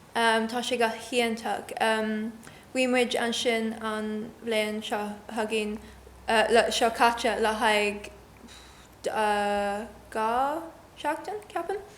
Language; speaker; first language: Irish; non-native, learner; English